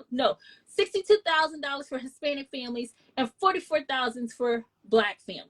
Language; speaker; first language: English; native; English